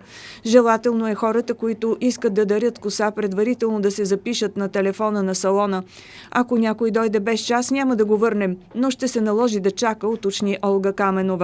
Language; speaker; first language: Bulgarian; native; Bulgarian